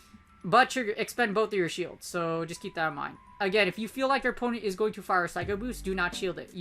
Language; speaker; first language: English; native; English